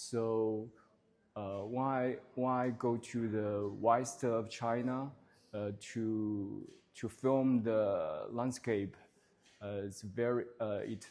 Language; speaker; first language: English; non-native, learner; Chinese